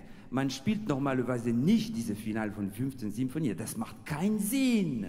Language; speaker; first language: German; non-native, fluent; French